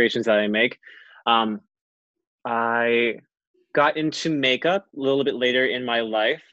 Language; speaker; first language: English; native; English